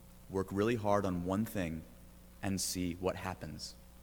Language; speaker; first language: English; native; English